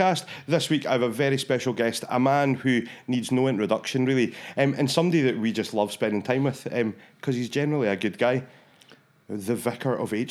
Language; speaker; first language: English; native; English